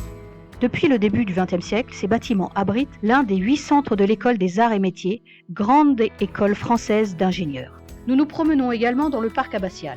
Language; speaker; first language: French; native; French